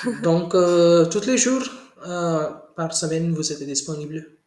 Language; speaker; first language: French; non-native, learner; Hindi